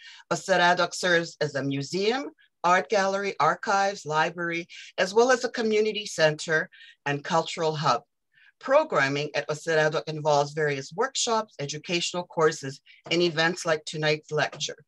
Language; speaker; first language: English; early bilingual, other home language; Ukrainian